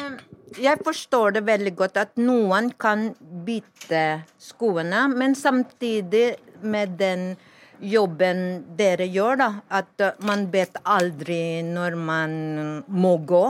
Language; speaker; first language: Norwegian; non-native, fluent; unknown